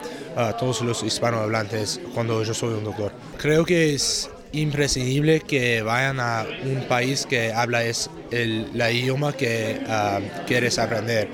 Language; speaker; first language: Spanish; non-native, learner; English